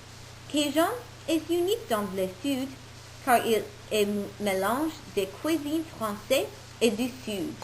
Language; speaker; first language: French; non-native, learner; English